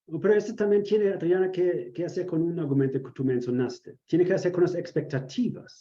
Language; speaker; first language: Spanish; non-native, fluent; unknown